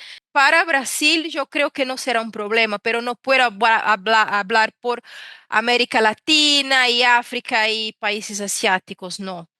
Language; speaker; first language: Spanish; non-native, fluent; Portuguese